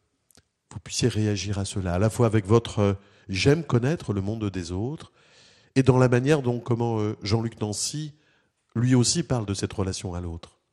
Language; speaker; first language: French; native; French